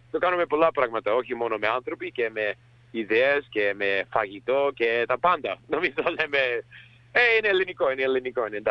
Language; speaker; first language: Greek; early bilingual, heritage; English